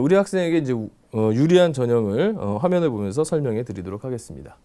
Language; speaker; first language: Korean; native; Korean